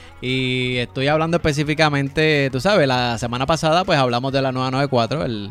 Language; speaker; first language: Spanish; native; Spanish